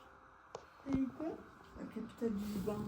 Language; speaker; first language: French; native; French